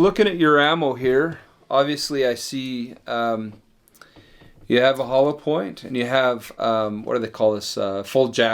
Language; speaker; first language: English; native; English